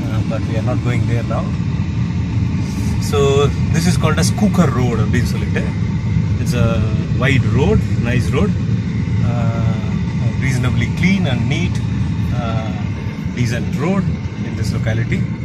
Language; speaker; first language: English; non-native, local second language; Tamil